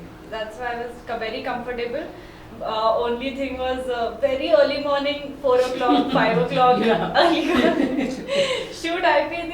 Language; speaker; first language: Telugu; non-native, learner; Hindi